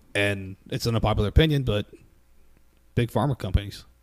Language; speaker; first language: English; native; English